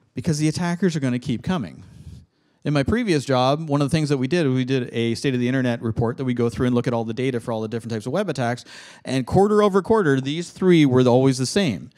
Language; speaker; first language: English; native; English